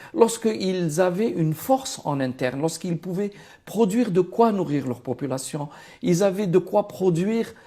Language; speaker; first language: French; non-native, local second language; Arabic